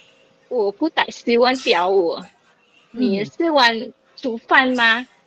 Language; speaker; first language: Chinese; non-native, learner; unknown